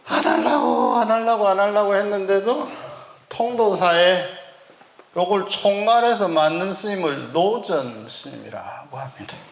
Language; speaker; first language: Korean; native; Korean